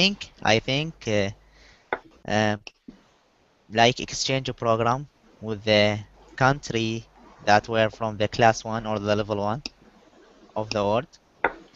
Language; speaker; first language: English; non-native, learner; Arabic